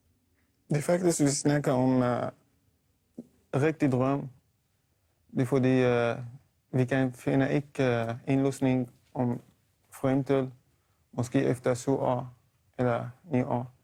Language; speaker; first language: Danish; non-native, learner; Arabic